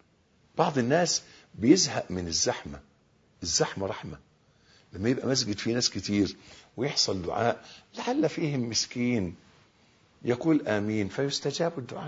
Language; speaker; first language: Arabic; native; Arabic